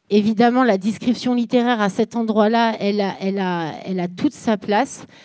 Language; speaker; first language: French; native; French